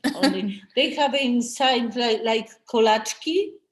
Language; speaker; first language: English; non-native, learner; Polish